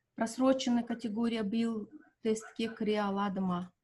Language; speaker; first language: Russian; non-native, local second language; Kazakh